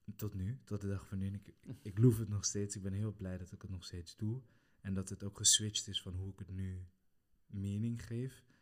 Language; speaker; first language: Dutch; early bilingual, other home language; Kabuverdianu